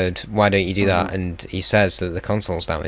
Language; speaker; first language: English; native; English